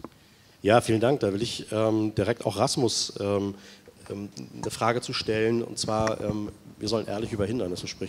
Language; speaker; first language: German; native; German